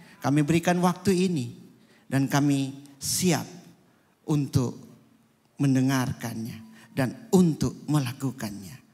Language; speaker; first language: Indonesian; native; Indonesian